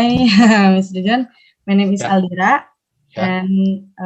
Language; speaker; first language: English; non-native, learner; Indonesian